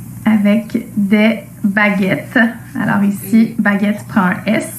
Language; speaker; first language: French; native; French